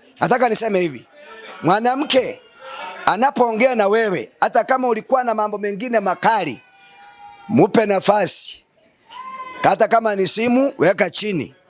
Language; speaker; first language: Swahili; non-native, local second language; Gusii